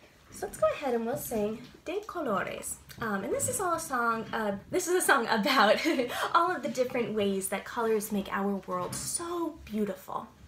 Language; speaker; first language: English; native; English